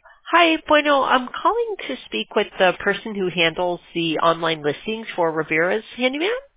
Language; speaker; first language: English; native; English